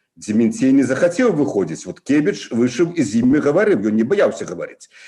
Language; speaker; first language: Belarusian; non-native, local second language; Russian